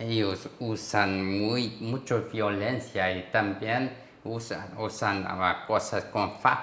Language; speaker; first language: Spanish; non-native, learner; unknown